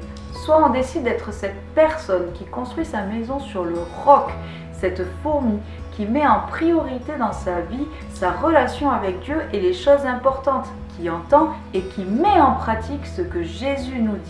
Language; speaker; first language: French; native; French